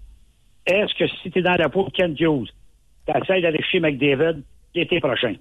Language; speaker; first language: French; native; French